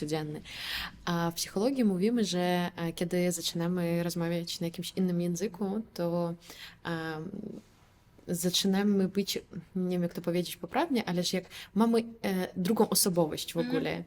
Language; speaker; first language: Polish; non-native, fluent; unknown